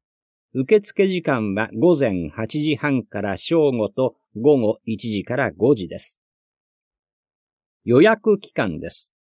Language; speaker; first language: Japanese; native; Japanese